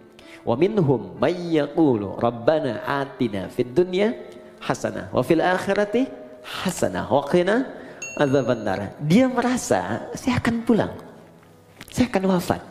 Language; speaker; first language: Indonesian; native; Indonesian